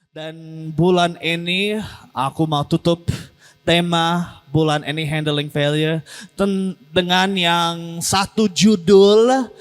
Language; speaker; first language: Indonesian; non-native, learner; English